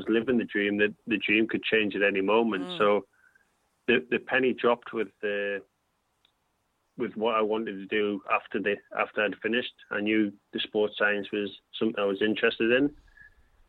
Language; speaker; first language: English; native; English